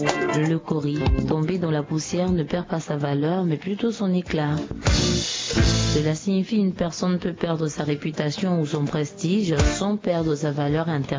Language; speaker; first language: French; non-native, local second language; Sango